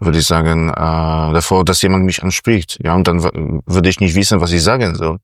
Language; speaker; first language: German; non-native, fluent; Polish